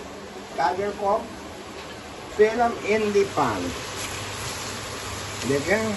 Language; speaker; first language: Dutch; non-native, local second language; Caribbean Hindustani